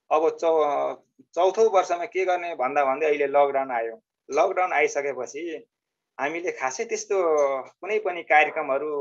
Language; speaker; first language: Nepali; native; Nepali